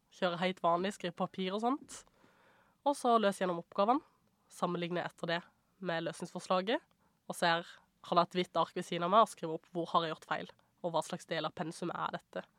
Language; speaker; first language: Norwegian; early bilingual, other home language; Persian